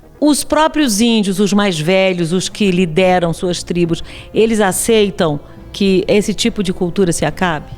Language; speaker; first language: Portuguese; native; Portuguese